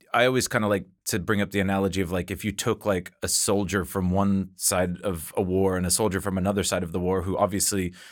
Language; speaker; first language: English; native; English